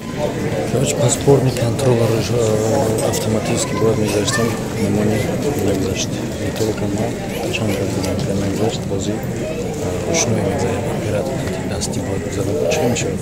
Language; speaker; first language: Russian; non-native, local second language; Tajik